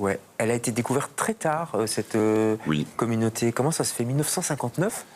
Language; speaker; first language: French; native; French